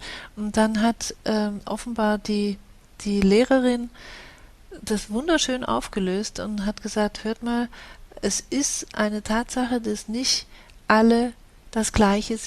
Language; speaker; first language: German; native; German